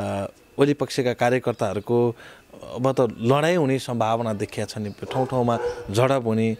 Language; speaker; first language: Nepali; native; Nepali